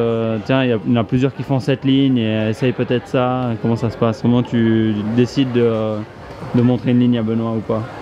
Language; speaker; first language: French; native; French